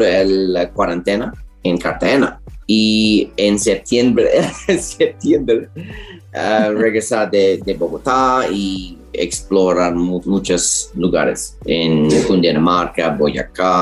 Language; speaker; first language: Spanish; non-native, learner; English